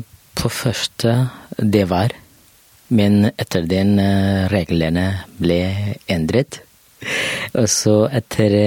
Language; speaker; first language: Norwegian; non-native, learner; Kurdish